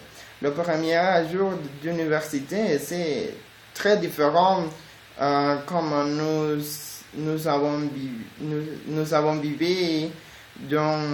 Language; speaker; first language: French; non-native, learner; Spanish